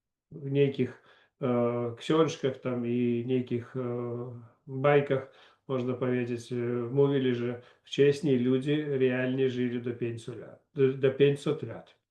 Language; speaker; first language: Polish; non-native, learner; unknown